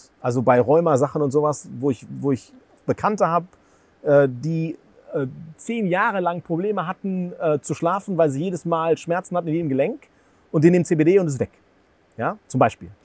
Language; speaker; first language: German; native; German